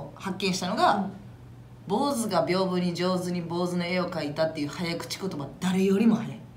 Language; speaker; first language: Japanese; native; Japanese